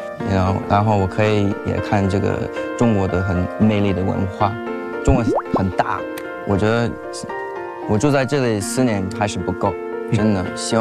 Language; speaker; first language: Chinese; non-native, fluent; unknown